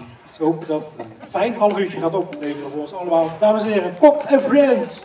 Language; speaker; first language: Dutch; native; Dutch